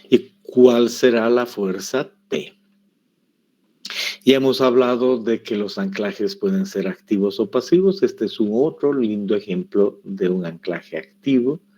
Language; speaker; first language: Spanish; native; Spanish